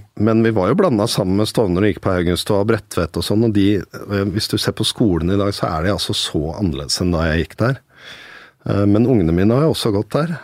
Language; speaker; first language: Norwegian; native; Norwegian